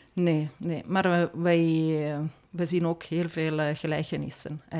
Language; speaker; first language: Dutch; non-native, fluent; Italian